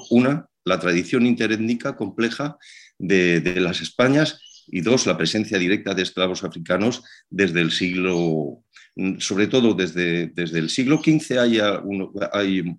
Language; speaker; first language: Spanish; native; Spanish